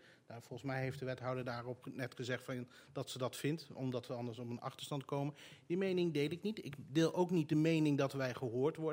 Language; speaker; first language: Dutch; native; Dutch